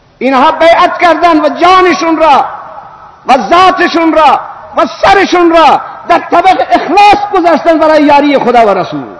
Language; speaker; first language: Persian; non-native, local second language; Baluchi